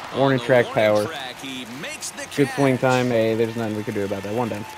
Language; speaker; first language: English; native; English